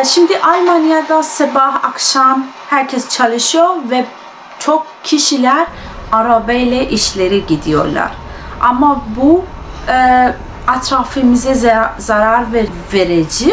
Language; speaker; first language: Turkish; non-native, fluent; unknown